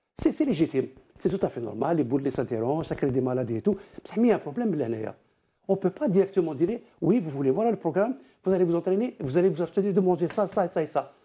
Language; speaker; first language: French; non-native, local second language; Arabic